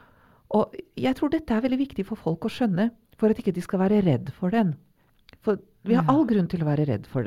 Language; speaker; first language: Norwegian; non-native, fluent; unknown